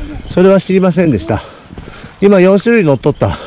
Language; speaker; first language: Japanese; native; Japanese